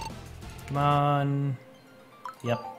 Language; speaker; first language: English; native; English